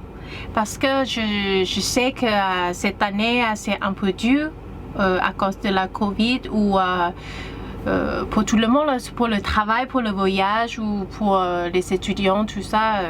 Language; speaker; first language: French; non-native, learner; Thai